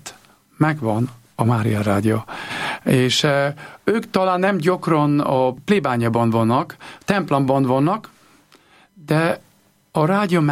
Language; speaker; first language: Hungarian; non-native, learner; German